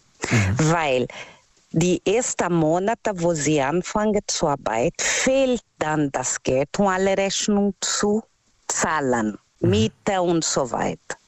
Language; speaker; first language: German; non-native, learner; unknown